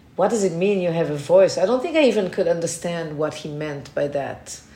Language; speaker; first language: English; non-native, fluent; Hebrew